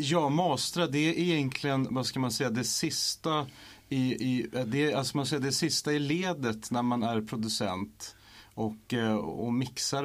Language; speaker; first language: Swedish; native; Swedish